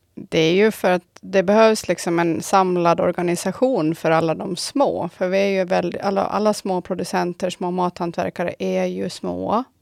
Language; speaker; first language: Swedish; native; Swedish